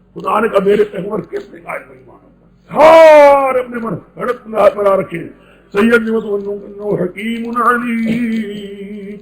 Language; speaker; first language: Urdu; non-native, local second language; Pashto